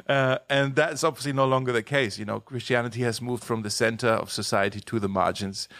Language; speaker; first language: English; non-native, fluent; German